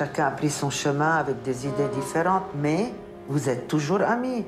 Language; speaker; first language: French; non-native, local second language; Arabic